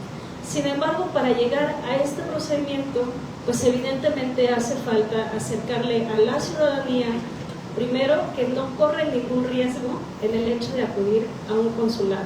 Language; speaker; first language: Spanish; native; Spanish